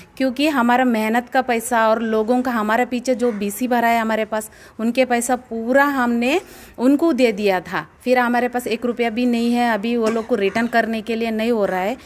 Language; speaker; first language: Hindi; non-native, local second language; Telugu